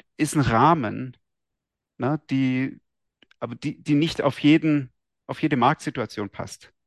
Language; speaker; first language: German; native; German